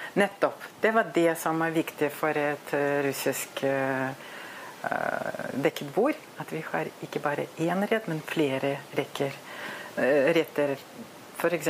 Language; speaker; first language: Norwegian; non-native, learner; Russian